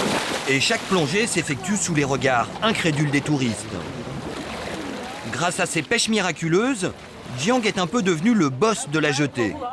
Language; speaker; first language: French; native; French